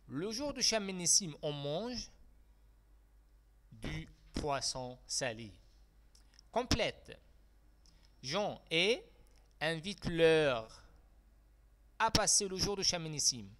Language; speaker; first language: French; non-native, fluent; Arabic